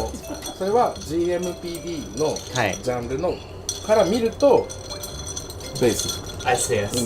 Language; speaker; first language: Japanese; non-native, fluent; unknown